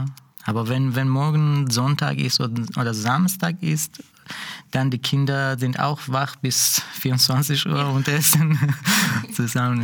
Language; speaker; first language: German; non-native, learner; Persian